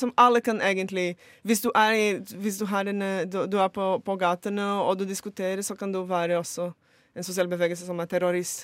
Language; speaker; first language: Norwegian; non-native, fluent; Portuguese